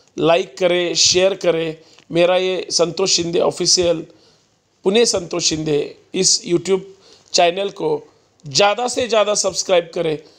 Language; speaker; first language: Hindi; non-native, local second language; Marathi